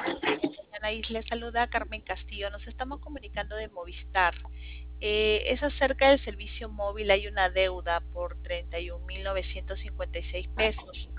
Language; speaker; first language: Spanish; native; Spanish